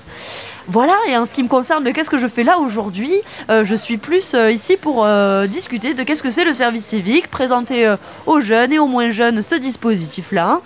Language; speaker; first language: French; native; French